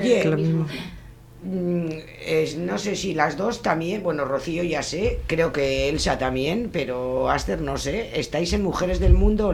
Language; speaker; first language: Spanish; native; Spanish